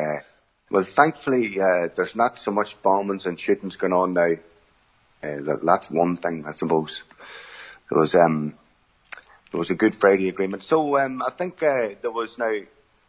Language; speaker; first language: English; native; English